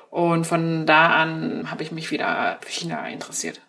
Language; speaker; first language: German; early bilingual, other home language; Chinese